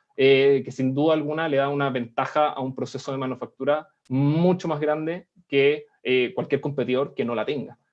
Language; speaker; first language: Spanish; native; Spanish